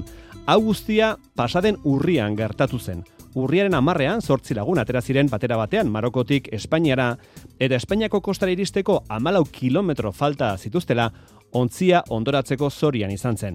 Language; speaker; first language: Basque; native; Basque